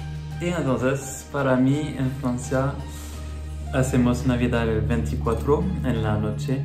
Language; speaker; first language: Spanish; non-native, learner; French